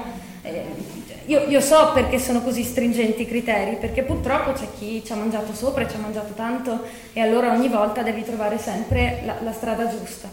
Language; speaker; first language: Italian; native; Italian